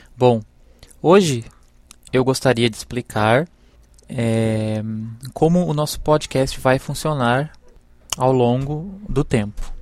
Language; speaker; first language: Portuguese; native; Portuguese